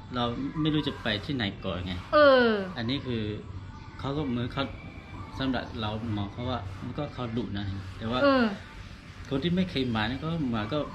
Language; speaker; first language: Thai; non-native, learner; Burmese